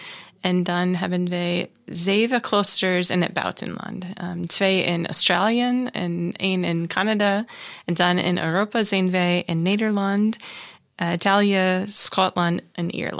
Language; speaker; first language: Dutch; non-native, learner; English